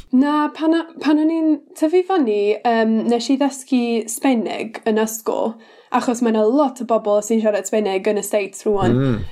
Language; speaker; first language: Welsh; non-native, learner; English